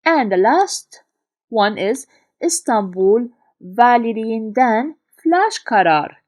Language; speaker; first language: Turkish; non-native, fluent; Arabic